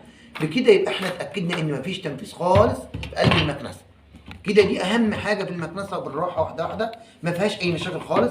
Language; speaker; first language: Arabic; native; Arabic